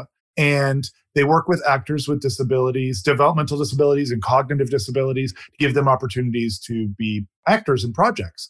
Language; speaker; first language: English; native; English